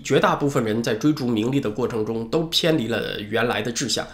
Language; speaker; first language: Chinese; native; Chinese